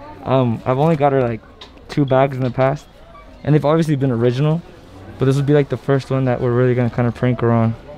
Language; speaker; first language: English; early bilingual, other home language; Spanish